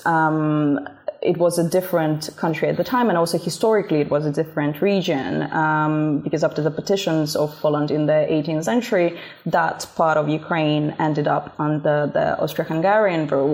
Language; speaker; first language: English; non-native, fluent; Russian